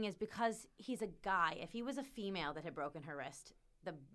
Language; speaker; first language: English; native; English